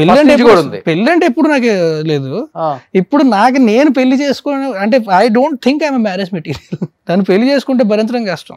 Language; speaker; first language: Telugu; native; Telugu